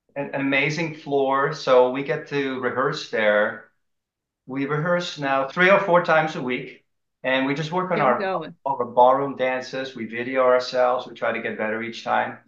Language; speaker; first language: English; early bilingual, other home language; Dutch